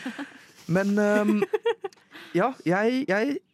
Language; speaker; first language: Norwegian; non-native, fluent; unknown